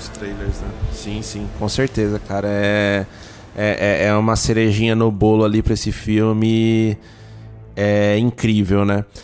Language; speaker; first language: Portuguese; native; Portuguese